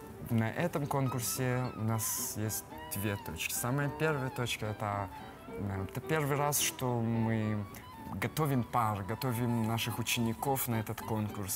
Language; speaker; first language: Russian; early bilingual, heritage; Russian